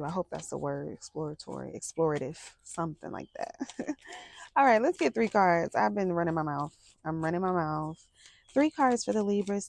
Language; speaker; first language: English; native; English